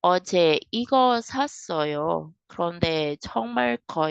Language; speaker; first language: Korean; non-native, learner; Kinaray-a